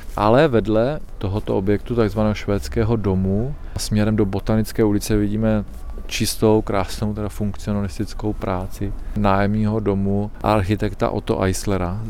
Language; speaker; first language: Czech; native; Czech